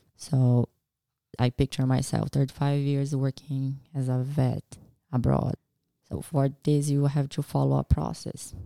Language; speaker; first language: English; non-native, learner; Portuguese